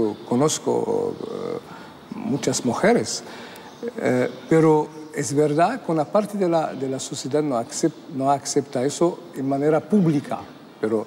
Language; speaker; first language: Spanish; non-native, fluent; Arabic